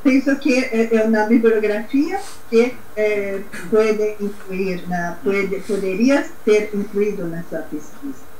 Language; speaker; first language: Spanish; non-native, learner; Portuguese